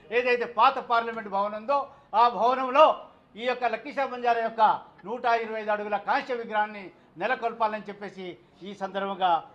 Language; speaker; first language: Telugu; non-native, local second language; Lambadi